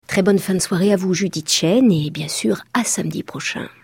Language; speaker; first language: French; native; French